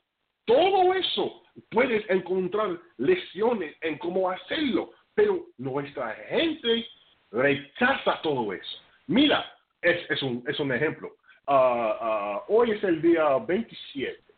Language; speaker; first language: Spanish; non-native, fluent; English